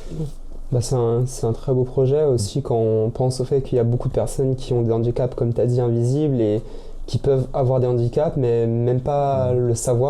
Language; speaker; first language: French; native; French